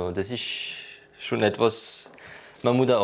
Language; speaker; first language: German; non-native, local second language; French